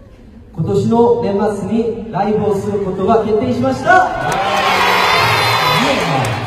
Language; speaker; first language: Japanese; non-native, learner; Korean